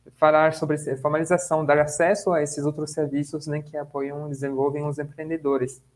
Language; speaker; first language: Portuguese; non-native, fluent; French